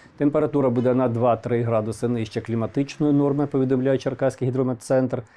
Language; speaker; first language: Ukrainian; native; Ukrainian